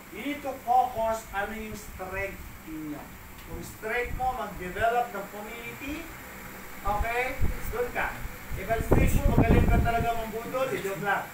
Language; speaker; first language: Filipino; non-native, local second language; Cebuano